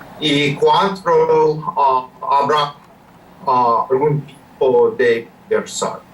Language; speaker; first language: Spanish; non-native, fluent; English